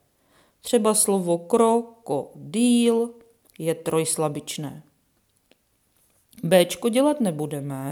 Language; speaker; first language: Czech; native; Czech